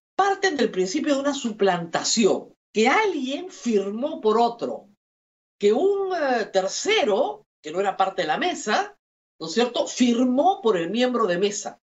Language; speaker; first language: Spanish; native; Spanish